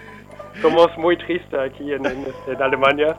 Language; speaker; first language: Spanish; non-native, learner; German